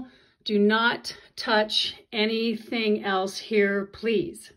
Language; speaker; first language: English; native; English